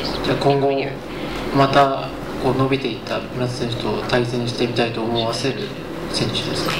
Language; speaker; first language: Japanese; native; Japanese